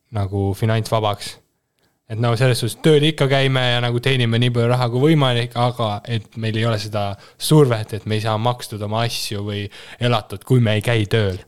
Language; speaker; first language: Estonian; native; Estonian